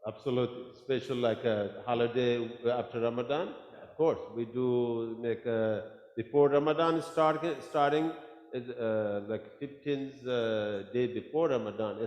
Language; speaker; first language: English; non-native, local second language; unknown